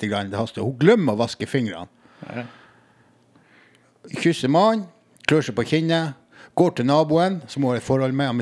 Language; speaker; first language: Norwegian; native; Norwegian